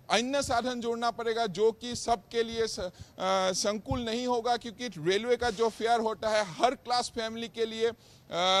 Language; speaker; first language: Hindi; non-native, local second language; Assamese